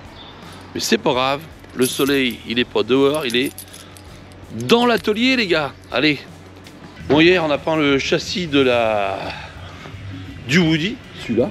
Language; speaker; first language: French; native; French